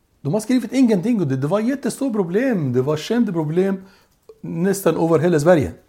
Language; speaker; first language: Swedish; non-native, local second language; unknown